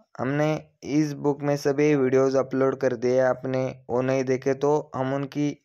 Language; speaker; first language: Hindi; non-native, local second language; Marathi